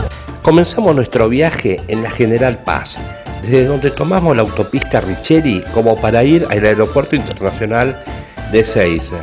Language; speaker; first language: Spanish; native; Spanish